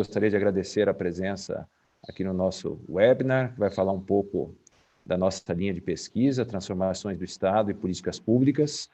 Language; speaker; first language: Portuguese; native; Portuguese